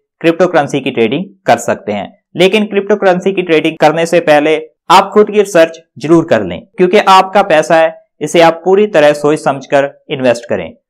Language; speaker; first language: Hindi; non-native, local second language; Punjabi